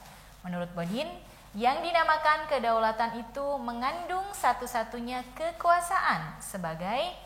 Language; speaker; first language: Indonesian; native; Indonesian